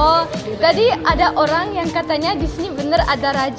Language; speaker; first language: Indonesian; non-native, fluent; German